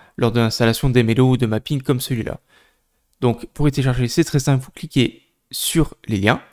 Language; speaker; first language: French; native; French